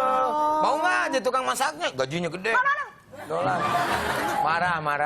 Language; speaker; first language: Indonesian; native; Indonesian